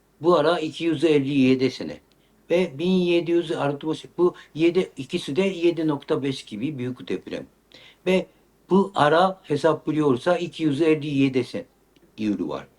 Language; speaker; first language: Turkish; non-native, learner; Japanese